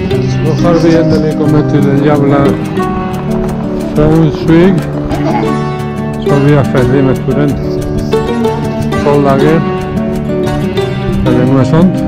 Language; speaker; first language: Norwegian; non-native, fluent; Spanish